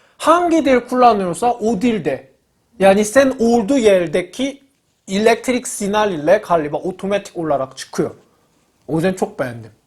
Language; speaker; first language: Turkish; non-native, learner; Korean